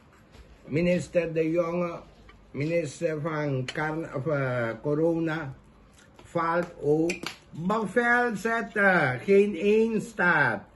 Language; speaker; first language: Dutch; non-native, local second language; Caribbean Hindustani